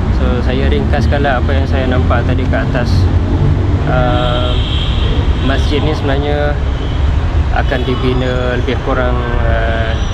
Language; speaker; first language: Malay; non-native, fluent; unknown